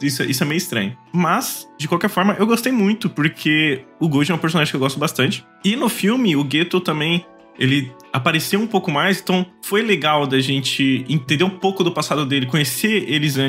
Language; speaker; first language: Portuguese; native; Portuguese